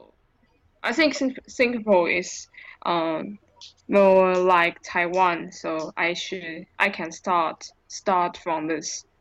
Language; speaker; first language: English; non-native, learner; Chinese